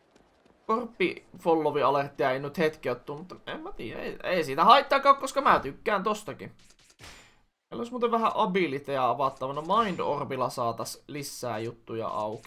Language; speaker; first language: Finnish; native; Finnish